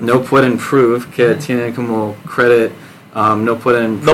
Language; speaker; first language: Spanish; non-native, learner; English